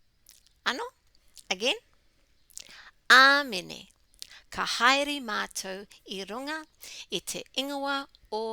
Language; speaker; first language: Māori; non-native, local second language; English